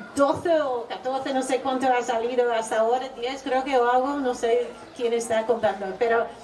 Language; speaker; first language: Spanish; non-native, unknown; English